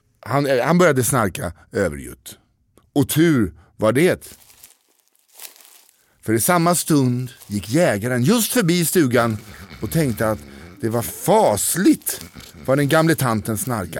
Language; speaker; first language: Swedish; native; Swedish